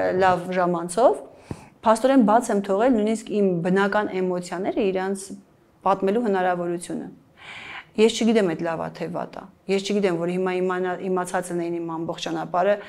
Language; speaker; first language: Armenian; native; Armenian